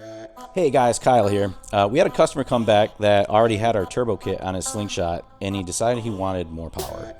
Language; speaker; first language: English; native; English